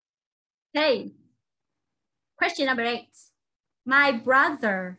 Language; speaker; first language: English; non-native, fluent; Vietnamese